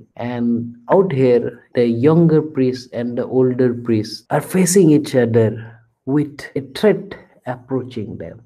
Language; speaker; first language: English; non-native, local second language; Assamese